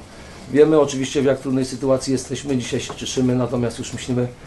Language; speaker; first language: Polish; native; Polish